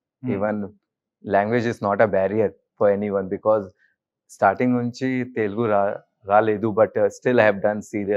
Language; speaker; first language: Telugu; non-native, learner; Hindi